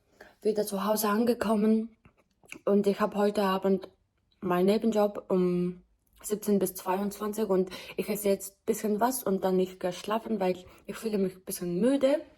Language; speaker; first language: German; non-native, learner; Mongolian